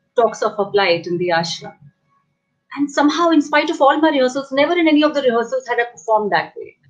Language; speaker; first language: English; non-native, local second language; Hindi